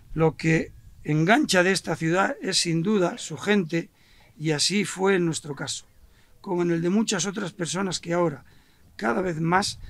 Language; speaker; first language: Spanish; native; Spanish